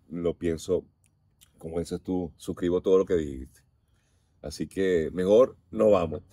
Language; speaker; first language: Spanish; native; Spanish